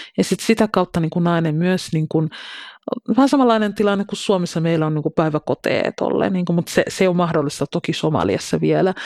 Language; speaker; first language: Finnish; early bilingual, other home language; Somali